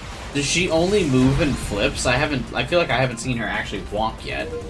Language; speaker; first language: English; native; English